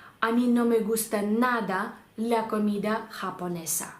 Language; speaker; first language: Spanish; non-native, fluent; Ukrainian